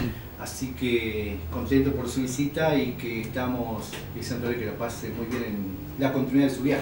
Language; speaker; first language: Spanish; native; Spanish